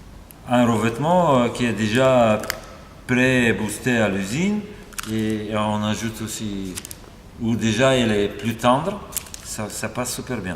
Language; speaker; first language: French; non-native, fluent; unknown